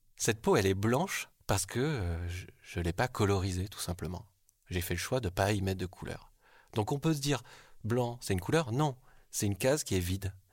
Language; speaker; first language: French; early bilingual, other home language; Korean